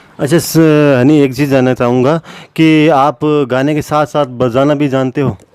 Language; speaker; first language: Hindi; non-native, local second language; Rajasthani